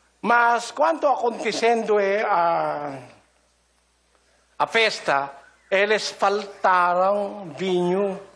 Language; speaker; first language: Portuguese; non-native, learner; Filipino